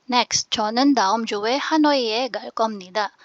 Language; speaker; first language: Korean; non-native, fluent; Filipino